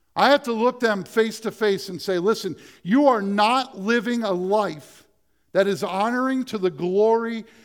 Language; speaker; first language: English; native; English